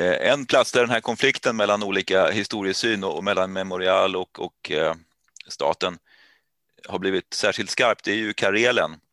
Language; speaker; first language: Swedish; native; Swedish